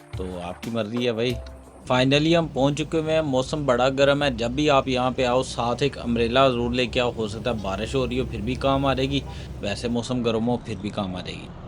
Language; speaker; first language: Urdu; non-native, local second language; Punjabi